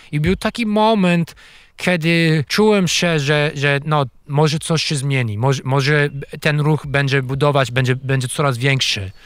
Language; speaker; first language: Polish; non-native, fluent; English